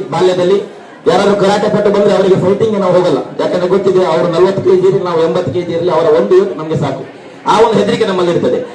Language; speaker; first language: Kannada; non-native, local second language; Urdu